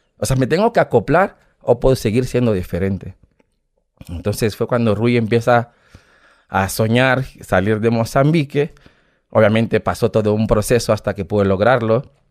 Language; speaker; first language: Spanish; non-native, fluent; Portuguese